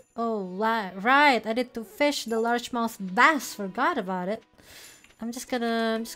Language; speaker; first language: English; non-native, fluent; Indonesian